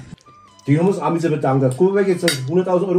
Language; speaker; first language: German; native; German